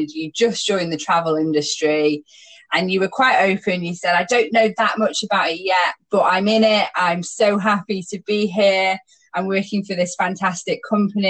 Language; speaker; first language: English; native; English